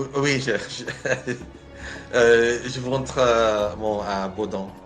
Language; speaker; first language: French; non-native, learner; English